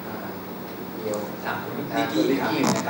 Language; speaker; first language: Thai; native; Thai